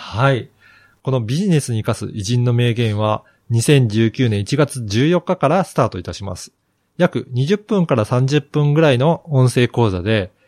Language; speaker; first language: Japanese; native; Japanese